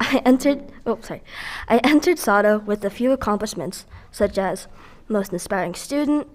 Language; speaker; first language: English; early bilingual, other home language; Filipino